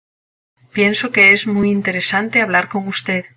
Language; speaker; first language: Spanish; non-native, learner; English